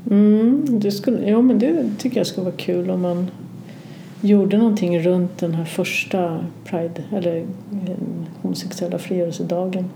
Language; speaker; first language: Swedish; native; Swedish